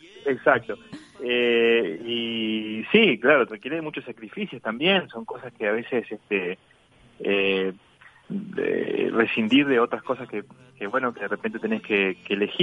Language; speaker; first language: Spanish; native; Spanish